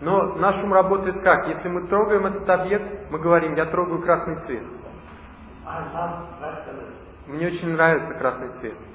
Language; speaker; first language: Russian; native; Russian